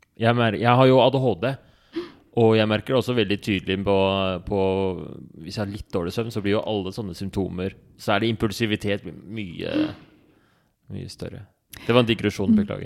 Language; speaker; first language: Norwegian; native; Norwegian